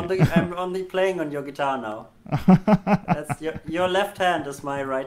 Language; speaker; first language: English; non-native, fluent; German